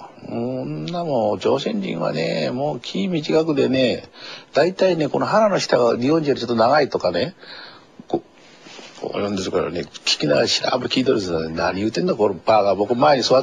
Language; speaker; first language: Japanese; non-native, fluent; Korean